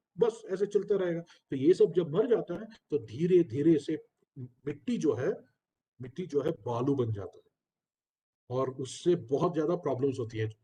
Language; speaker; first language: Hindi; non-native, local second language; Telugu